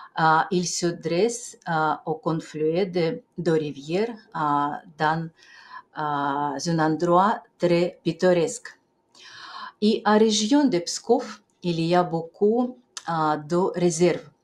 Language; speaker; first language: French; non-native, fluent; Russian